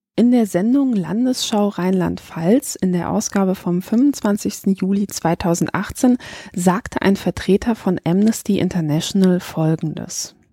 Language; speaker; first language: German; early bilingual, other home language; Polish